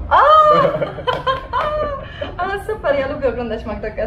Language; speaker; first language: Polish; native; Polish